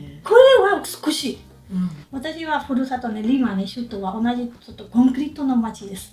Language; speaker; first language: Japanese; non-native, learner; Spanish